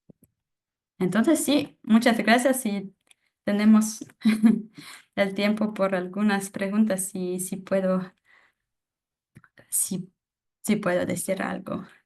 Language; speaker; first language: Spanish; non-native, fluent; French